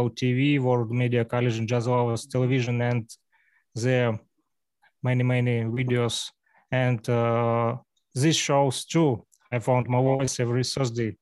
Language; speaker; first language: English; non-native, learner; Russian